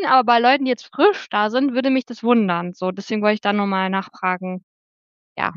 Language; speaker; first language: German; native; German